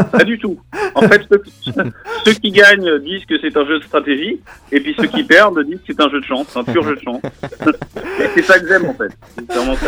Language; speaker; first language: French; native; French